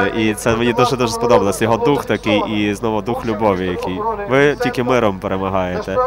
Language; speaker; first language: Ukrainian; native; Ukrainian